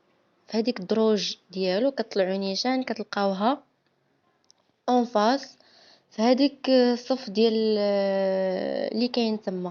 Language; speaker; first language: Arabic; native; Arabic